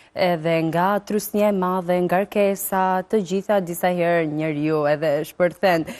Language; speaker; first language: Albanian; early bilingual, heritage; Albanian